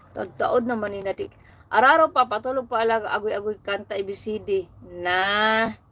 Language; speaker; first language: Filipino; non-native, local second language; Cebuano